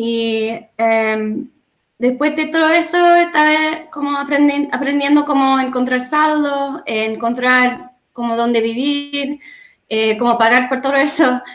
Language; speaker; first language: Spanish; non-native, learner; English